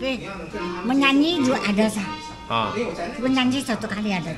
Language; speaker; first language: Indonesian; non-native, local second language; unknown